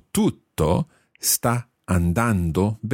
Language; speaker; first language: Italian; non-native, fluent; English